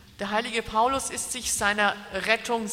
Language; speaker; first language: German; native; German